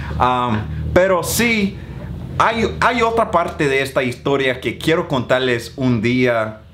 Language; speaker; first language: Spanish; non-native, fluent; English